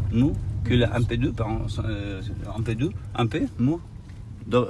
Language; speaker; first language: French; non-native, learner; Spanish